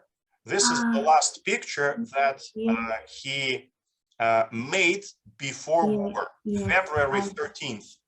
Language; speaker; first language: English; non-native, fluent; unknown